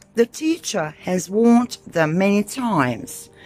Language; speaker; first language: English; non-native, fluent; Turkish